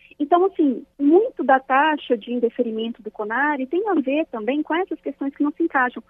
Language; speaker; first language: Portuguese; native; Portuguese